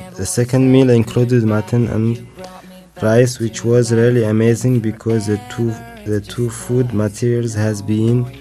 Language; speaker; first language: English; non-native, fluent; Arabic